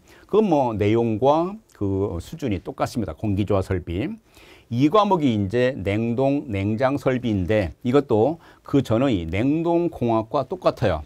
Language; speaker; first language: Korean; native; Korean